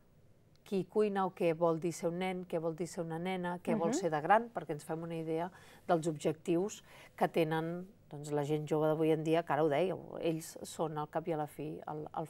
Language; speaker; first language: Catalan; native; Catalan